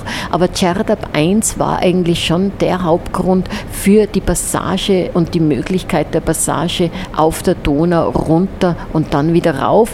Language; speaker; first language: German; native; German